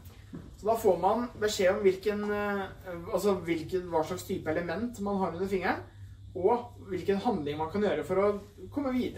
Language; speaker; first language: Norwegian; native; Norwegian